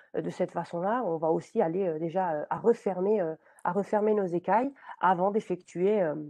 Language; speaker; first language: French; native; French